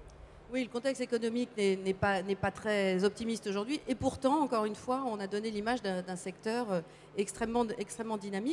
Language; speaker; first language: French; native; French